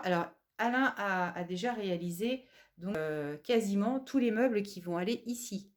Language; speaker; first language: French; native; French